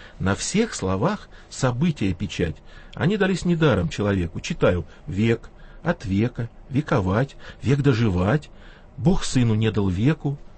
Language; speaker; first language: Russian; native; Russian